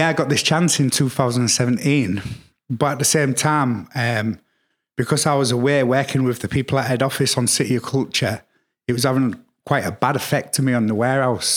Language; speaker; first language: English; native; English